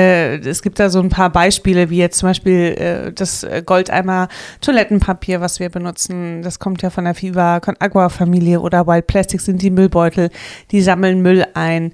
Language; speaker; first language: German; native; German